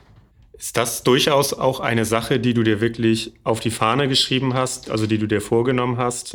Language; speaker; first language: German; native; German